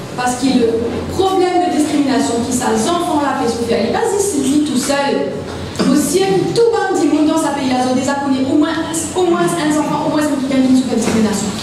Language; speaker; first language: French; non-native, local second language; Morisyen